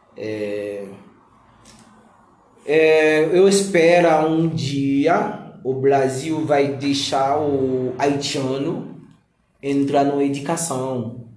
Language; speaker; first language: Portuguese; non-native, learner; Haitian Creole